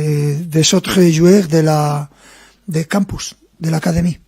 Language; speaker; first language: French; non-native, fluent; Spanish